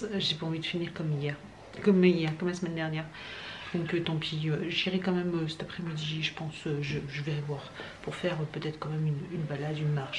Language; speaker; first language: French; native; French